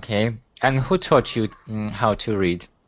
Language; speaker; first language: English; non-native, fluent; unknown